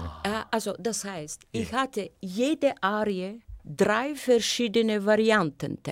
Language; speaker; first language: German; non-native, fluent; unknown